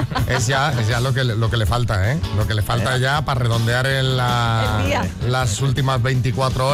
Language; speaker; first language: Spanish; native; Spanish